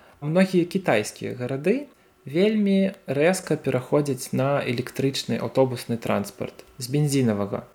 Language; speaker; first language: Belarusian; non-native, local second language; Russian